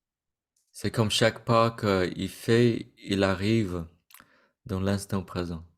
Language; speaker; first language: French; non-native, fluent; Vietnamese